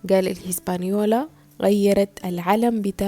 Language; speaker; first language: Arabic; native; Arabic